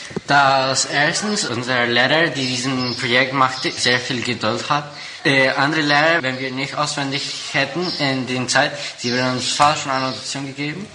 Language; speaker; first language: German; non-native, local second language; Spanish